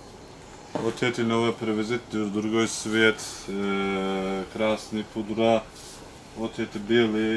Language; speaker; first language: Russian; non-native, local second language; Turkish